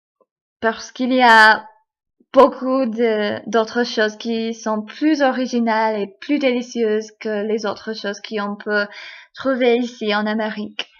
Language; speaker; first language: French; non-native, learner; English